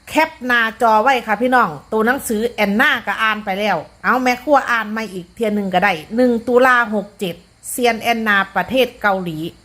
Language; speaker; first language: Thai; native; Thai